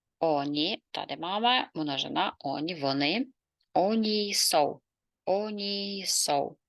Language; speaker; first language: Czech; non-native, fluent; Ukrainian